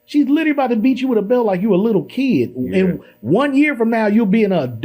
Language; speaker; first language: English; native; English